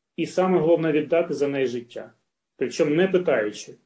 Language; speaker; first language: Ukrainian; native; Ukrainian